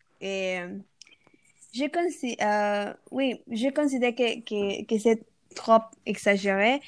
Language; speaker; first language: French; non-native, learner; Spanish